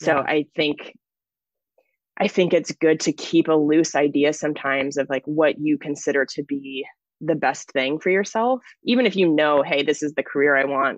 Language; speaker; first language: English; native; English